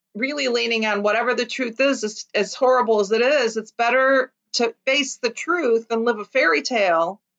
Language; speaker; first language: English; early bilingual, other home language; Lithuanian